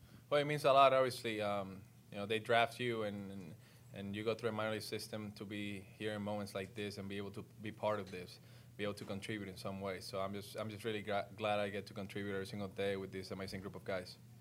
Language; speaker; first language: English; non-native, local second language; Spanish